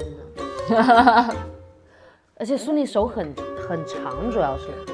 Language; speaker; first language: Chinese; native; Chinese